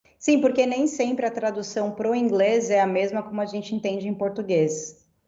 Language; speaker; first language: Portuguese; native; Portuguese